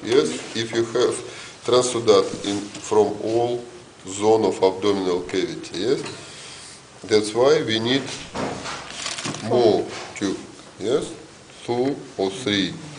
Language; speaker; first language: English; non-native, learner; Russian